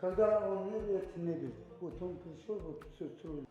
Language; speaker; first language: Russian; non-native, learner; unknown